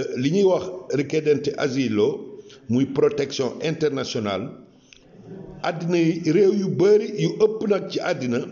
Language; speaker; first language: Wolof; native; Wolof